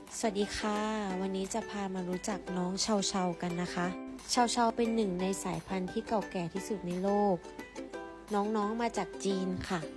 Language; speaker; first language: Thai; native; Thai